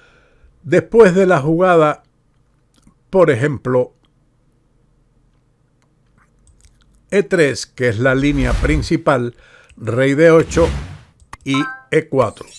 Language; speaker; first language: Spanish; native; Spanish